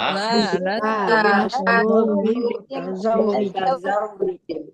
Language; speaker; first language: Arabic; non-native, learner; Indonesian